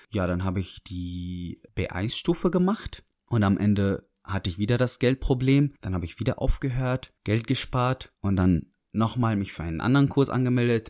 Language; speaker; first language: German; non-native, fluent; Arabic